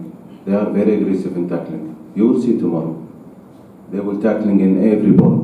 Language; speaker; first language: English; non-native, learner; Arabic